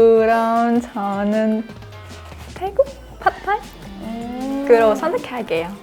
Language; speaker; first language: Korean; non-native, fluent; Vietnamese